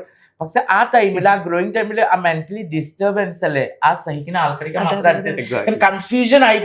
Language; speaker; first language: Malayalam; non-native, fluent; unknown